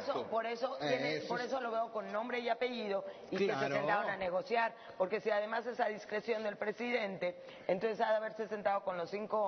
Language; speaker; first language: Spanish; native; Spanish